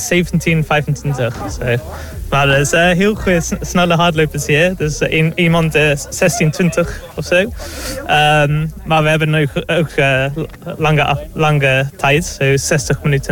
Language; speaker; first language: Dutch; non-native, fluent; English